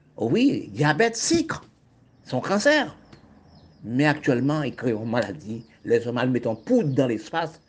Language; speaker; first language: French; non-native, local second language; Haitian Creole